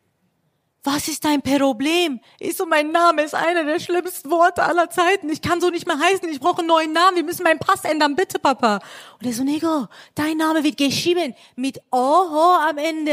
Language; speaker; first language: German; early bilingual, other home language; Persian